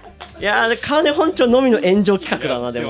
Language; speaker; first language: Japanese; native; Japanese